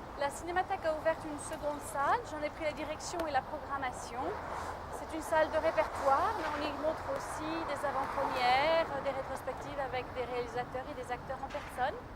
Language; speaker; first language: French; native; French